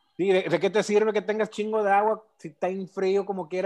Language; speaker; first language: Spanish; early bilingual, heritage; Spanish